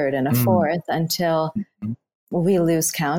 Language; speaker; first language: English; non-native, local second language; Bangla